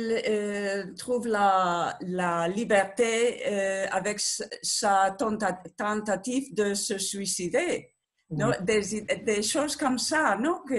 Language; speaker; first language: French; non-native, learner; Spanish